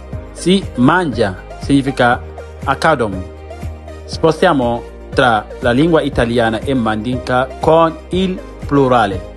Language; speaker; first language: Italian; non-native, fluent; Mandingo